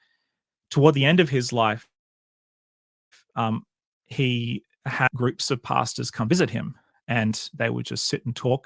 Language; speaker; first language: English; native; English